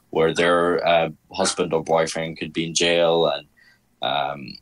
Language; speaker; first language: English; native; English